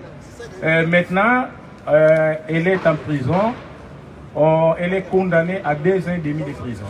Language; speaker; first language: French; non-native, fluent; Portuguese